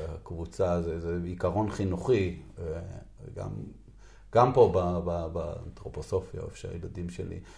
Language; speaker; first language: Hebrew; native; Hebrew